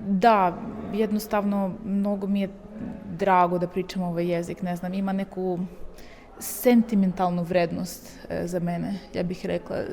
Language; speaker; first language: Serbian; non-native, fluent; Russian